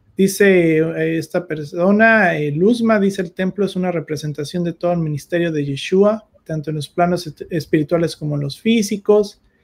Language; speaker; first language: Spanish; native; Spanish